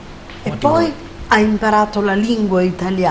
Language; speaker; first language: Italian; native; Italian